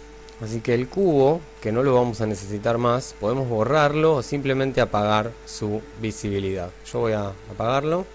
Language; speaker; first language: Spanish; native; Spanish